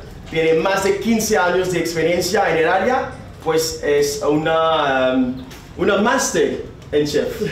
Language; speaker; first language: Spanish; non-native, fluent; Haitian Creole